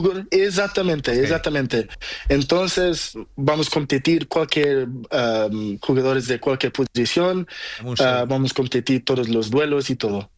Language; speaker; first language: Spanish; non-native, learner; Portuguese